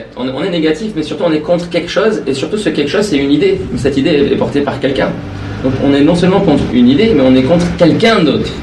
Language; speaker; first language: French; non-native, fluent; Persian